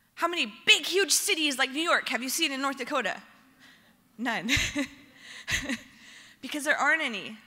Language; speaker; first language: English; native; English